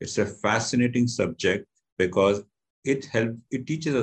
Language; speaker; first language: English; non-native, local second language; Hindi